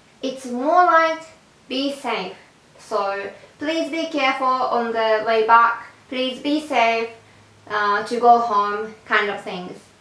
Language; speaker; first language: English; non-native, fluent; Japanese